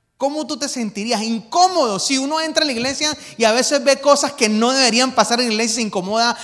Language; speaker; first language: Spanish; native; Spanish